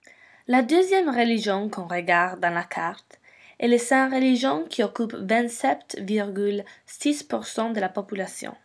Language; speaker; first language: French; non-native, learner; English